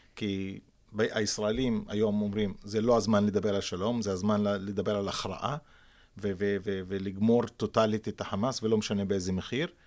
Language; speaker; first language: Hebrew; non-native, local second language; Arabic